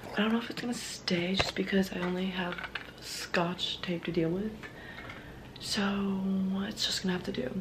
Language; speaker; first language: English; native; English